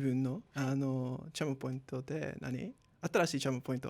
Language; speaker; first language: Japanese; non-native, learner; English